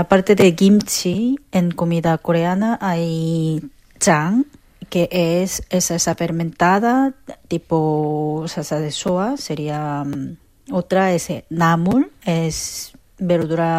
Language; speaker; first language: Spanish; non-native, fluent; Korean